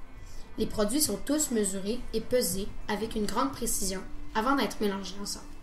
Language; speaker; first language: French; native; French